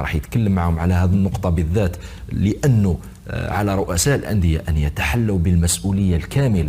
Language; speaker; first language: Arabic; native; Arabic